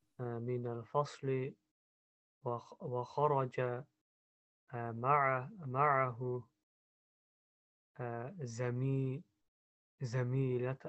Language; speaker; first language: Arabic; non-native, learner; English